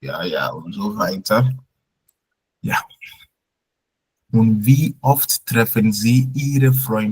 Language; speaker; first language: German; non-native, fluent; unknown